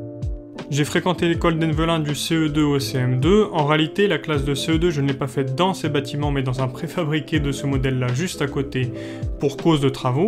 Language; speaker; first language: French; native; French